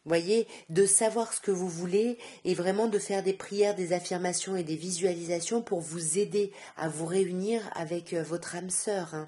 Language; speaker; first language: French; native; French